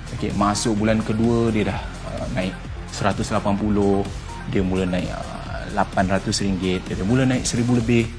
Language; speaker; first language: Malay; native; Malay